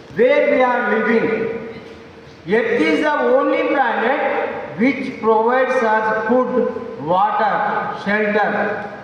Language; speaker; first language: English; non-native, local second language; Telugu